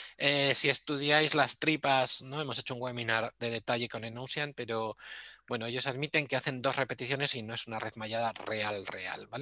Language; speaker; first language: Spanish; native; Spanish